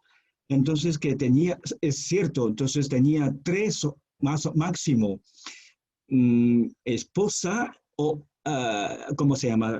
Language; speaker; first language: Spanish; non-native, fluent; Chinese